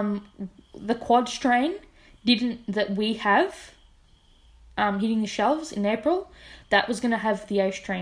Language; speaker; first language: English; native; English